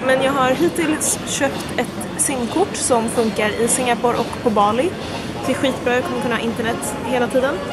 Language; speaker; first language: Swedish; native; Swedish